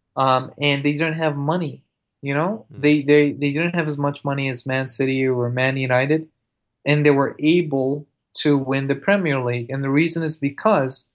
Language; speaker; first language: English; early bilingual, other home language; Arabic